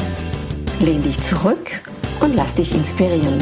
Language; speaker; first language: German; native; German